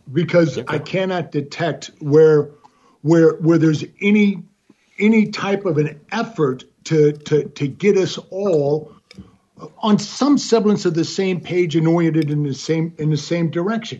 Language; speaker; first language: English; native; English